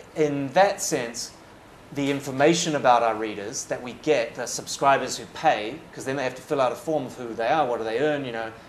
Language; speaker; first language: English; native; English